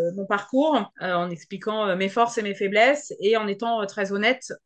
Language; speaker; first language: French; native; French